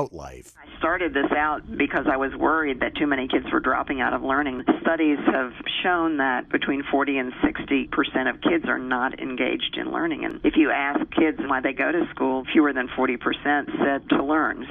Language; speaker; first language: English; native; English